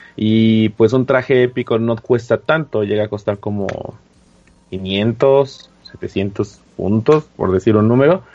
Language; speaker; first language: Spanish; native; Spanish